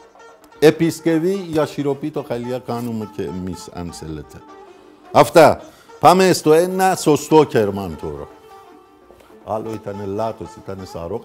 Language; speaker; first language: Greek; non-native, fluent; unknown